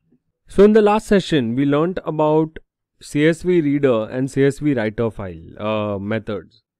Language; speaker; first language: English; non-native, local second language; Hindi